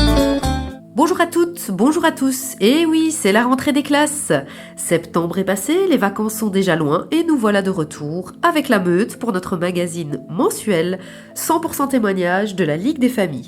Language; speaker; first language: French; native; French